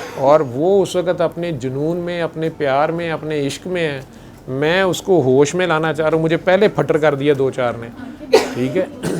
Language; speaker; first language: Urdu; non-native, local second language; Punjabi